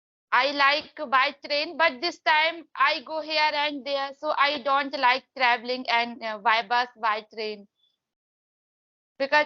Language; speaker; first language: English; non-native, learner; Hindi